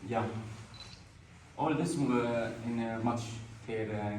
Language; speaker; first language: English; non-native, learner; Arabic